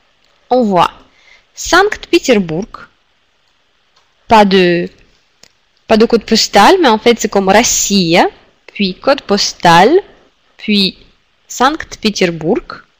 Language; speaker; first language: French; non-native, fluent; Russian